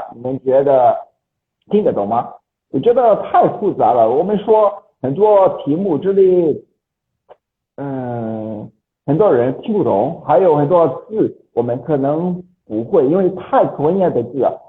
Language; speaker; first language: Chinese; non-native, fluent; Portuguese